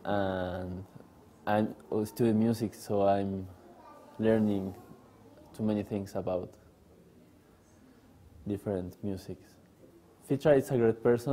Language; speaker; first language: English; non-native, learner; Spanish